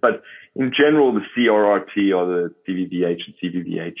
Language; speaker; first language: English; native; English